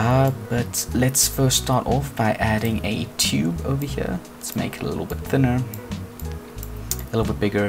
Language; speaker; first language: English; native; English